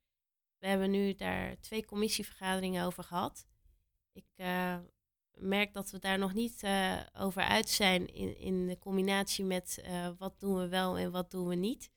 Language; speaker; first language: Dutch; native; Dutch